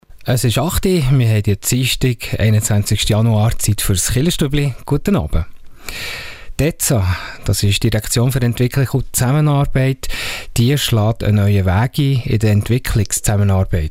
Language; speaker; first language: German; native; German